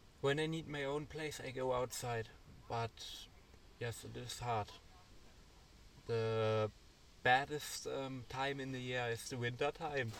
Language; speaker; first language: English; non-native, learner; German